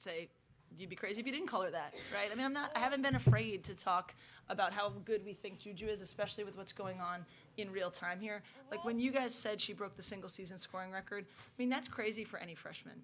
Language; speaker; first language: English; native; English